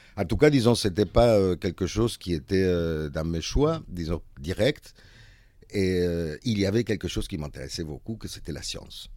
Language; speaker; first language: French; non-native, fluent; Spanish